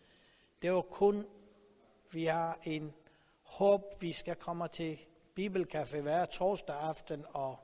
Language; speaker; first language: Danish; non-native, learner; Persian